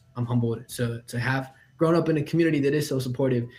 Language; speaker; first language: English; native; English